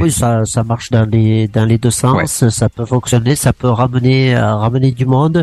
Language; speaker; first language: French; native; French